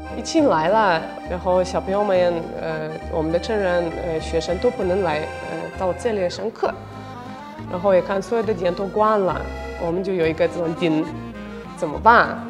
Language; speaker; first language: Chinese; non-native, fluent; Russian